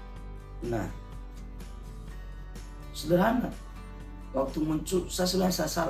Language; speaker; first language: Indonesian; native; Indonesian